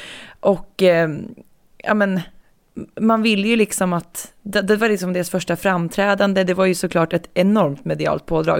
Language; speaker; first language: Swedish; native; Swedish